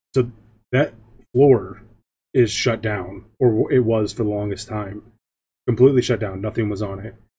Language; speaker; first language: English; native; English